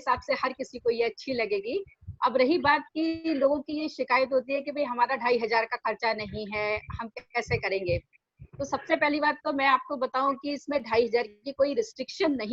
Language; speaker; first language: Hindi; native; Hindi